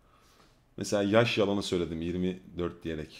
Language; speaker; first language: Turkish; early bilingual, heritage; Turkish